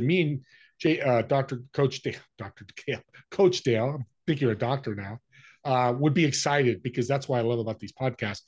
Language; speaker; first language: English; native; English